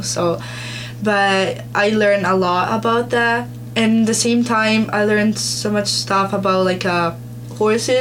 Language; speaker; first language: English; non-native, learner; Italian